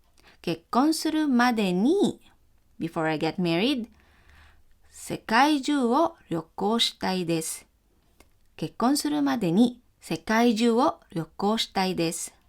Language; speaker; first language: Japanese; non-native, fluent; Filipino